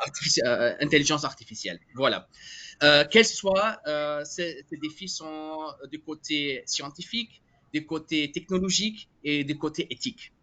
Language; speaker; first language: French; non-native, fluent; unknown